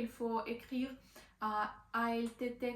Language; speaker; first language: French; non-native, learner; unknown